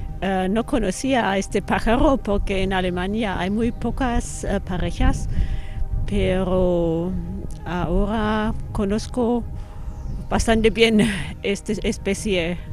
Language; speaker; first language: Spanish; non-native, fluent; German